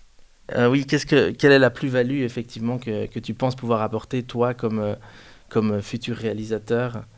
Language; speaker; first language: French; native; French